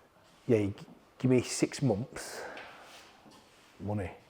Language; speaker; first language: English; native; English